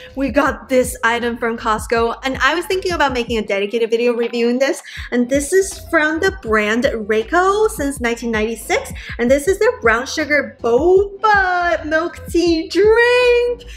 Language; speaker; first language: English; non-native, fluent; Chinese